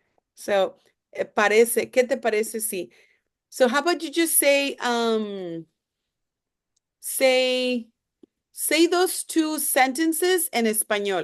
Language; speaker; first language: Spanish; non-native, fluent; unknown